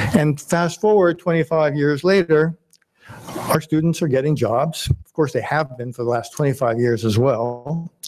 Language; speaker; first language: English; native; English